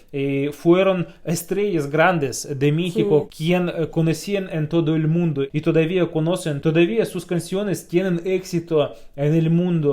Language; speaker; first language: Spanish; non-native, fluent; Russian